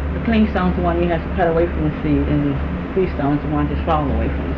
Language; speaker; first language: English; native; English